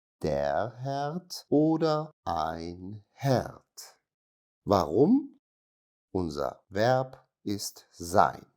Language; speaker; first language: German; non-native, fluent; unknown